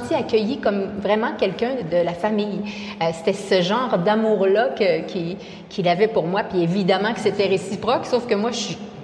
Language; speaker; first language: French; native; French